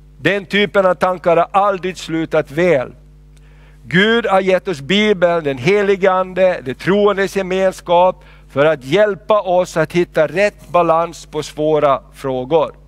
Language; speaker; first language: Swedish; non-native, fluent; Spanish